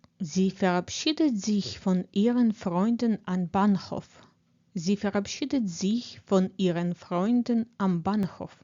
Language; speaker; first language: German; non-native, fluent; Ukrainian